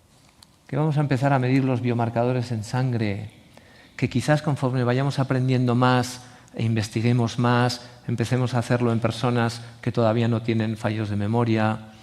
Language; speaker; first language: Spanish; native; Spanish